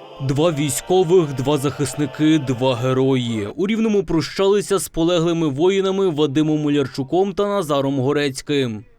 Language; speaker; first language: Ukrainian; native; Ukrainian